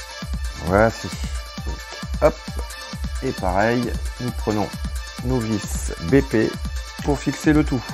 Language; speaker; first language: French; native; French